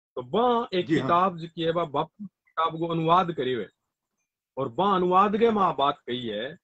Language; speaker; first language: Hindi; non-native, local second language; Rajasthani